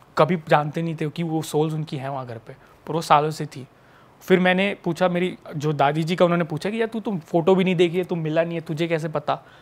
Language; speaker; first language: Hindi; native; Hindi